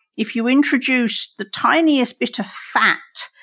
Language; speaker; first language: English; native; English